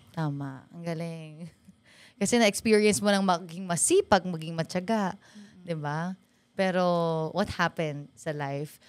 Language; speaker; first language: Filipino; native; Filipino